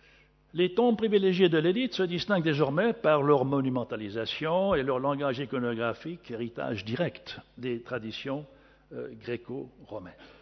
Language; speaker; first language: French; native; French